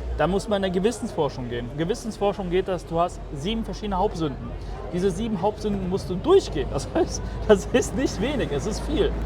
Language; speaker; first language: German; early bilingual, other home language; Polish